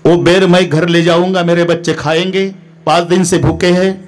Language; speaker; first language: Hindi; non-native, local second language; Marathi